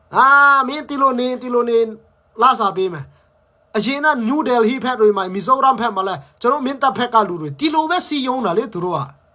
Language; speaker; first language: Burmese; non-native, local second language; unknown